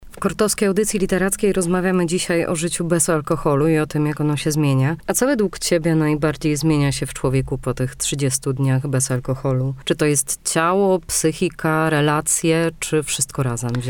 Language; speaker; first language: Polish; native; Polish